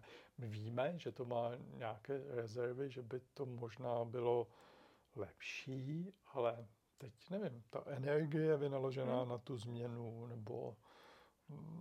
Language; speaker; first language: Czech; native; Czech